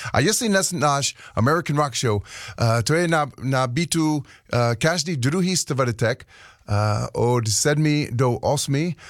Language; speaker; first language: Czech; non-native, learner; English